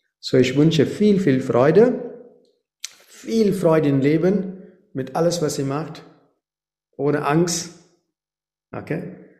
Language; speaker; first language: German; non-native, fluent; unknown